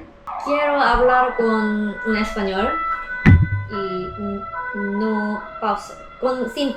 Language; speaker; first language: Spanish; non-native, learner; Korean